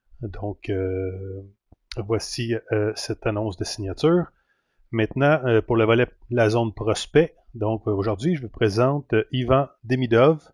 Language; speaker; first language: French; native; French